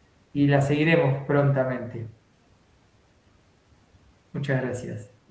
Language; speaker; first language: Spanish; native; Spanish